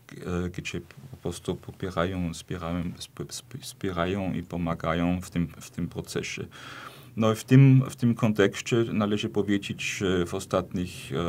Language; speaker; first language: Polish; non-native, fluent; German